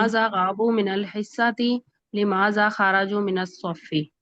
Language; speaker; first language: Arabic; non-native, learner; Urdu